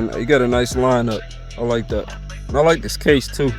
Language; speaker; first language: English; native; English